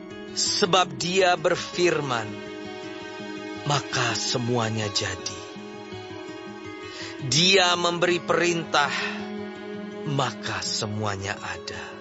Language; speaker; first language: Indonesian; native; Indonesian